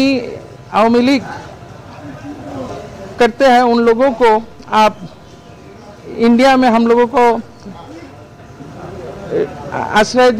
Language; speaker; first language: Hindi; non-native, learner; Bangla